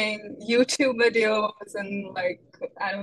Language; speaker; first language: English; non-native, local second language; Hindi